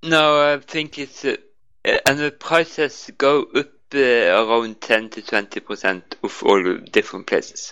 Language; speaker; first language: English; non-native, learner; Norwegian